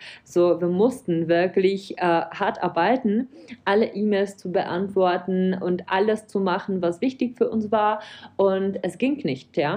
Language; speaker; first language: German; non-native, fluent; Czech